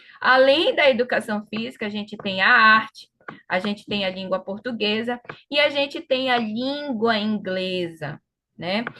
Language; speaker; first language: Portuguese; native; Portuguese